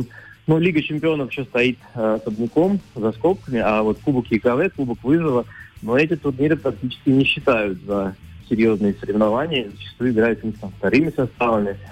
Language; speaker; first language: Russian; native; Russian